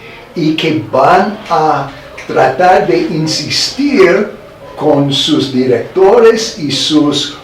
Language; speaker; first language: Spanish; non-native, fluent; English